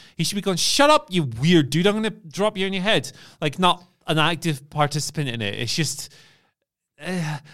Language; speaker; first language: English; native; English